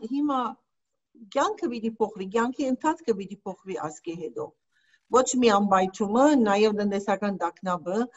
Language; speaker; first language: Armenian; early bilingual, heritage; Armenian